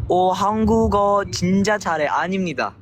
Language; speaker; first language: Korean; non-native, learner; Filipino